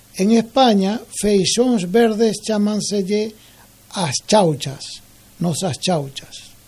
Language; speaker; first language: Galician; early bilingual, heritage; Galician